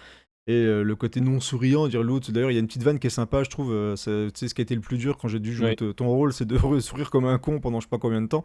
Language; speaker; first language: French; native; French